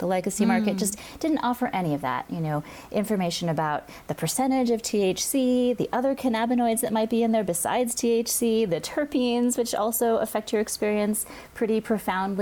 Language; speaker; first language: English; native; English